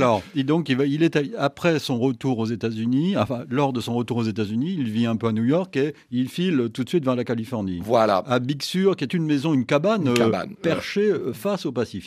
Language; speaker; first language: French; native; French